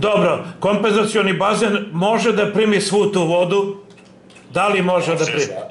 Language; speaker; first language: Serbian; native; Serbian